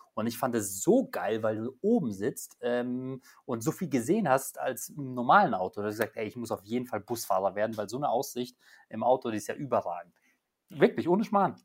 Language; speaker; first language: German; early bilingual, other home language; Polish